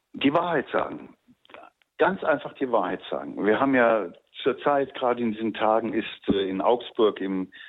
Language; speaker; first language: German; native; German